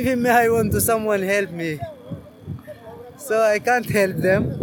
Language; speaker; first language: English; non-native, learner; Arabic